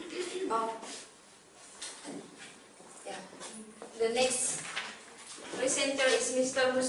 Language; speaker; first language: English; non-native, learner; Indonesian